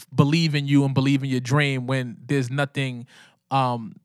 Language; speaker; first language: English; native; English